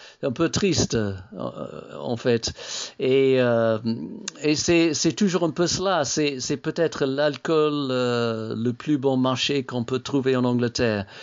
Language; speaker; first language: French; non-native, fluent; English